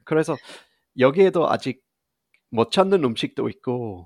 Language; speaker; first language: Korean; non-native, fluent; English